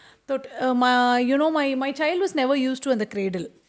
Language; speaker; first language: English; non-native, local second language; Tamil